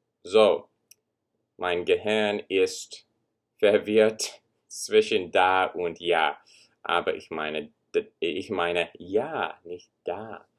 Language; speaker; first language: German; non-native, learner; English